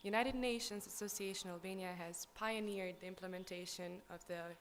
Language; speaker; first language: English; non-native, fluent; Albanian